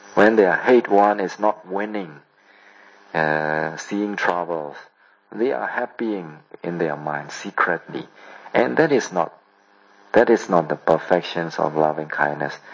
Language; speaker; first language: English; non-native, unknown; Burmese